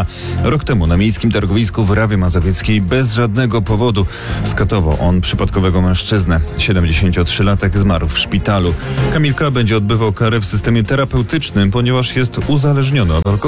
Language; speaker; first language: Polish; native; Polish